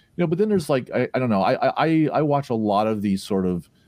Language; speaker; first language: English; native; English